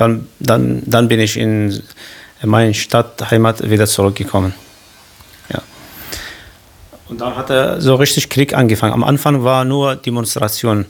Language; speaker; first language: German; non-native, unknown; Kurdish